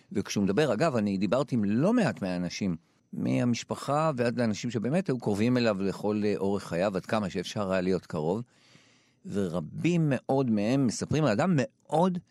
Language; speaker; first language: Hebrew; native; Hebrew